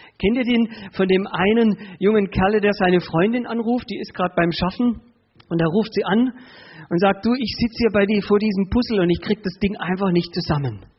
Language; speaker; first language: German; early bilingual, other home language; Spanish